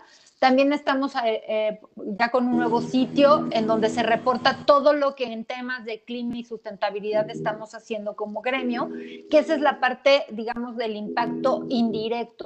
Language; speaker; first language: Spanish; native; Spanish